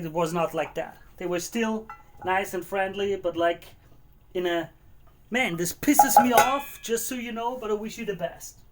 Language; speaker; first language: English; non-native, fluent; German